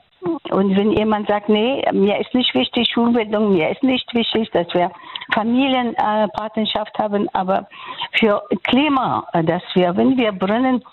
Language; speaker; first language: German; non-native, fluent; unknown